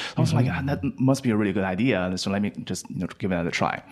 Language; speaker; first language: English; non-native, fluent; Chinese